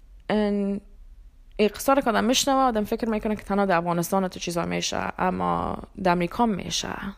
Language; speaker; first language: Persian; early bilingual, other home language; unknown